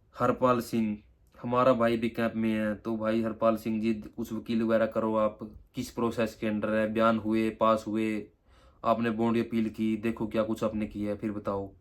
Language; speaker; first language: Hindi; native; Hindi